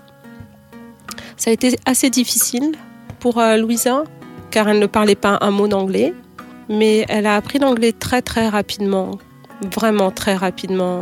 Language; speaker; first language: French; native; French